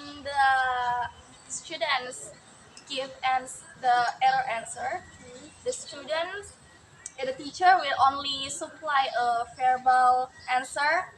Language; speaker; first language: English; non-native, learner; Indonesian